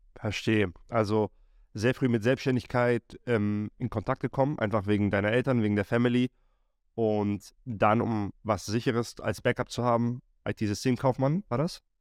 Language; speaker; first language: German; native; German